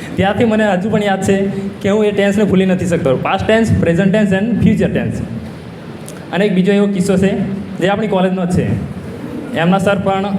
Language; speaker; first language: Gujarati; non-native, local second language; Rathawi